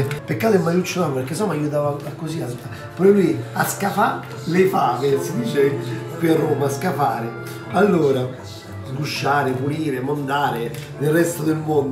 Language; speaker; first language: Italian; native; Italian